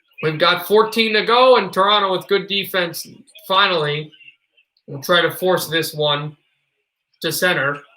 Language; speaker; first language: English; native; English